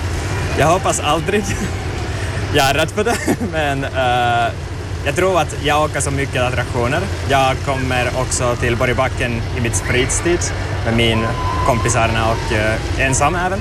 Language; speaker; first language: Swedish; non-native, local second language; Finnish